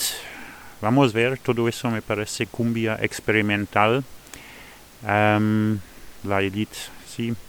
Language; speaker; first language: Spanish; non-native, fluent; Luxembourgish